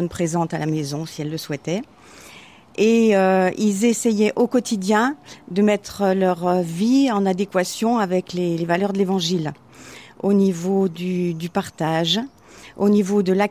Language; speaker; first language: French; native; French